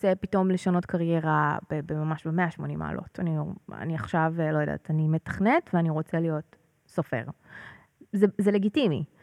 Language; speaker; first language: Hebrew; native; Hebrew